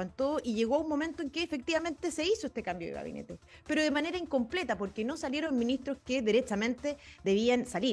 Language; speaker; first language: Spanish; native; Spanish